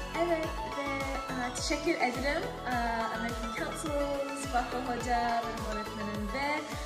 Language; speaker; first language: Turkish; non-native, learner; English